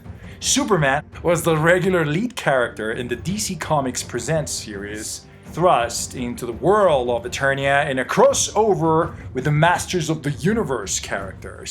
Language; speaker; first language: English; non-native, fluent; Spanish